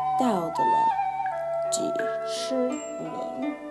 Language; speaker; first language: Chinese; non-native, learner; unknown